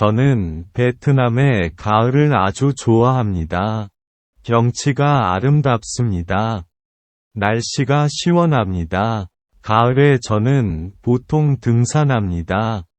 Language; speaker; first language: Korean; non-native, learner; Vietnamese